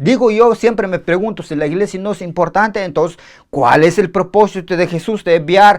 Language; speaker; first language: Spanish; native; Spanish